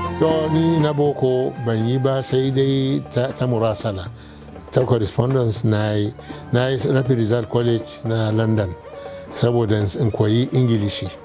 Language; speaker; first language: Hausa; non-native, local second language; Arabic